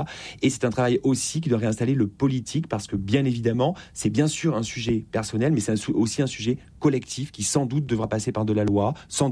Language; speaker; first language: French; native; French